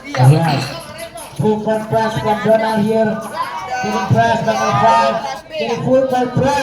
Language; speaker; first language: English; non-native, local second language; Indonesian